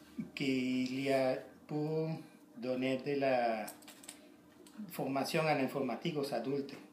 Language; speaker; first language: French; non-native, learner; Spanish